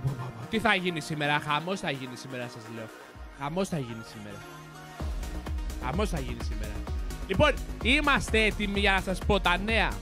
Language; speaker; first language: Greek; native; Greek